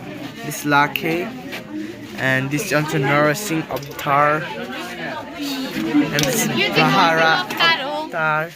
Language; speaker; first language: English; non-native, learner; Nepali